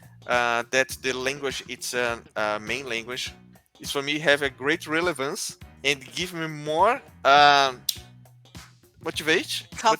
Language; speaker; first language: English; non-native, learner; Portuguese